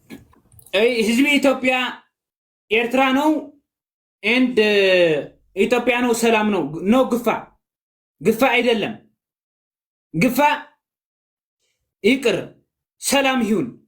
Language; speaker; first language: Amharic; non-native, learner; Tigrinya